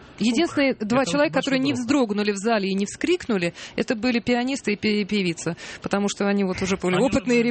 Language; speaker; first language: Russian; native; Russian